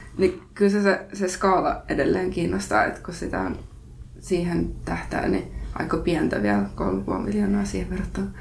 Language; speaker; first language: Finnish; early bilingual, heritage; Finnish